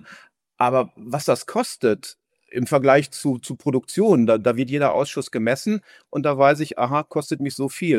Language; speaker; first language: German; native; German